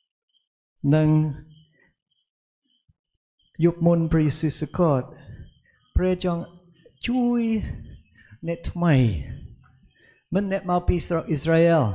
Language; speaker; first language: Khmer; non-native, fluent; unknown